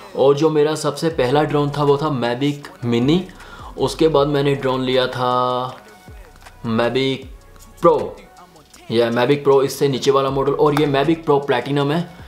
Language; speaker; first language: Hindi; native; Hindi